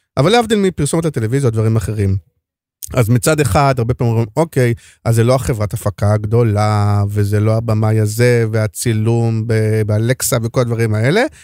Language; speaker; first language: Hebrew; native; Hebrew